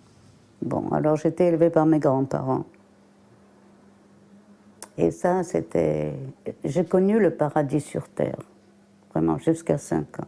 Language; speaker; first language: French; early bilingual, other home language; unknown